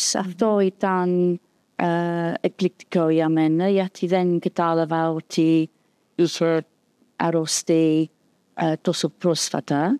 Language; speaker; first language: Greek; non-native, fluent; English